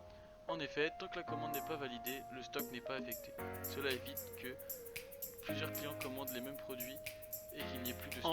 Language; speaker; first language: French; native; French